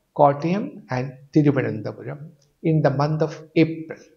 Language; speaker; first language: English; non-native, local second language; Malayalam